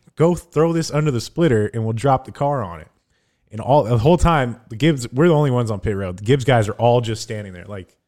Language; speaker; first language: English; native; English